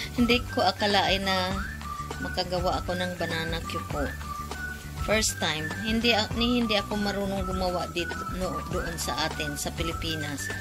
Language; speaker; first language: Filipino; non-native, local second language; Cebuano